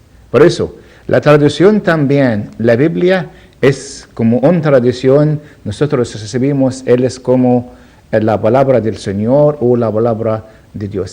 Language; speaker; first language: Spanish; non-native, learner; Arabic